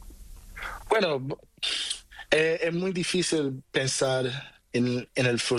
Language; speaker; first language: Spanish; non-native, learner; Portuguese